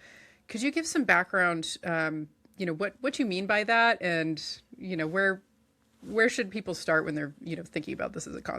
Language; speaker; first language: English; native; English